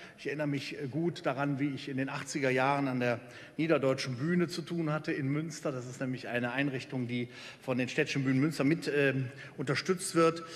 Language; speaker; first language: German; native; German